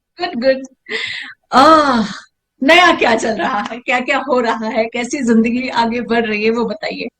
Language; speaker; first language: Hindi; native; Hindi